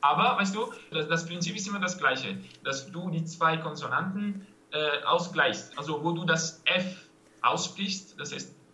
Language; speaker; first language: German; non-native, fluent; Italian